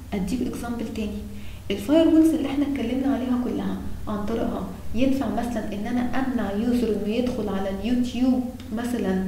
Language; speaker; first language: Arabic; native; Arabic